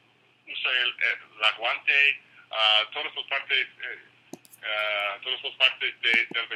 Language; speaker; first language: Spanish; non-native, learner; English